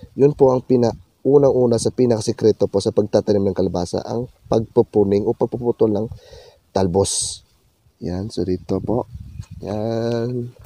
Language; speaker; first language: Filipino; non-native, local second language; Cebuano